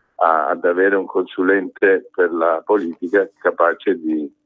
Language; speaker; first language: Italian; native; Italian